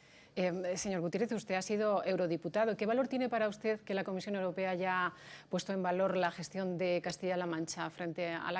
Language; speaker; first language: Spanish; native; Spanish